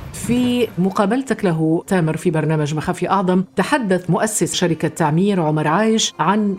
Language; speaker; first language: Arabic; native; Arabic